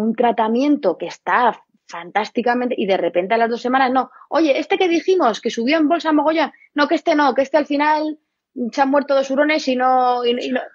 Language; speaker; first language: Spanish; native; Spanish